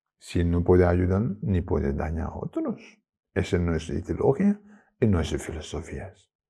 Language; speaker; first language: Spanish; non-native, learner; Tibetan